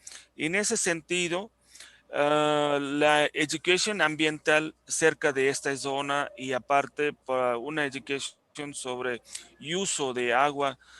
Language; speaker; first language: Spanish; non-native, fluent; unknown